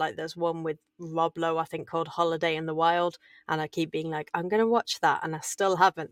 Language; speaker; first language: English; native; English